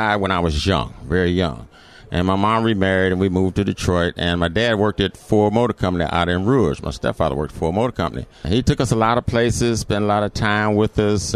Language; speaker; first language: English; native; English